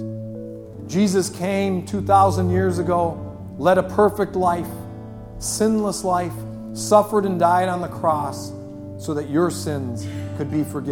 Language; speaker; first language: English; native; English